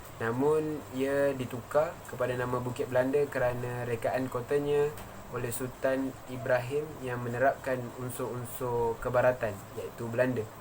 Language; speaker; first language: Malay; native; Malay